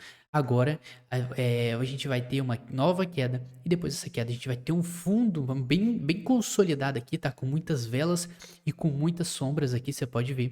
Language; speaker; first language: Portuguese; native; Portuguese